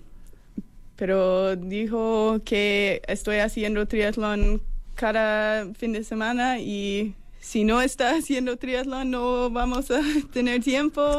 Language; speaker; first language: Spanish; non-native, fluent; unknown